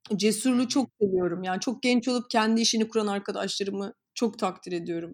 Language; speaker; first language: Turkish; native; Turkish